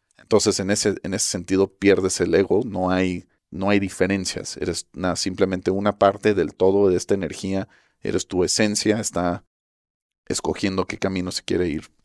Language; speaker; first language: Spanish; early bilingual, heritage; Spanish